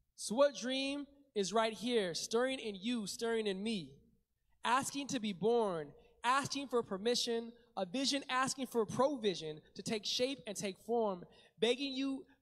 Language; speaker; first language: English; native; English